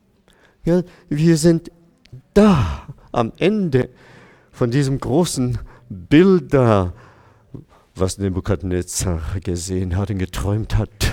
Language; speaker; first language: German; non-native, fluent; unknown